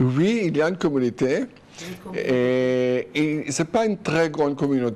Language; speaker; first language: French; non-native, fluent; Hebrew